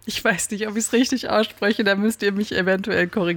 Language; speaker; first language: German; native; German